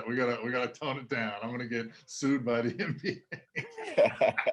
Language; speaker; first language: English; native; English